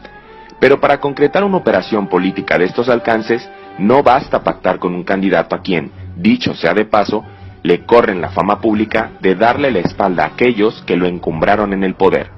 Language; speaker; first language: Spanish; native; Spanish